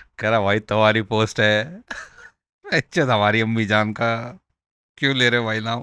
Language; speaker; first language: Hindi; native; Hindi